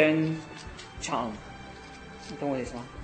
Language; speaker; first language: Chinese; non-native, learner; French